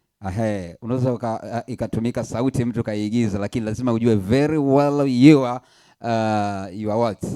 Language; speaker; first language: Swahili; native; Swahili